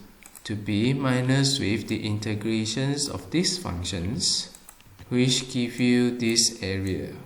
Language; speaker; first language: English; non-native, fluent; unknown